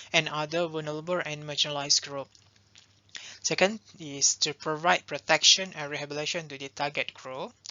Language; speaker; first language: English; non-native, local second language; Malay